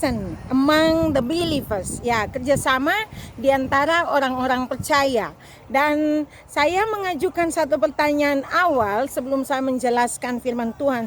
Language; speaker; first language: Indonesian; native; Indonesian